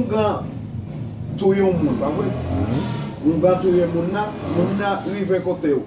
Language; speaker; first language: Spanish; native; Spanish